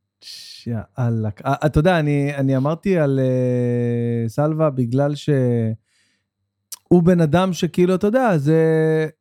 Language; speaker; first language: Hebrew; native; Hebrew